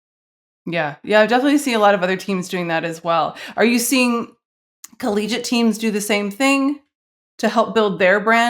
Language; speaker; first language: English; native; English